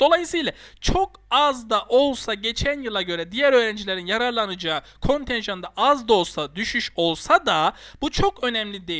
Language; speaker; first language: Turkish; native; Turkish